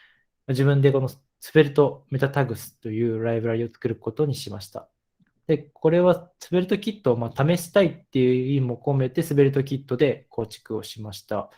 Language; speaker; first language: Japanese; native; Japanese